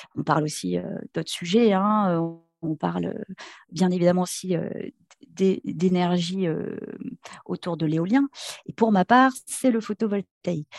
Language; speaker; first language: French; native; French